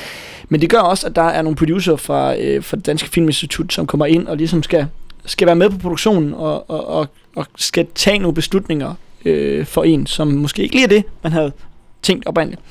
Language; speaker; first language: Danish; native; Danish